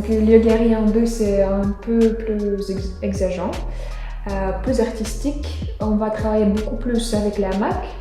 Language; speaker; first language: French; non-native, fluent; Russian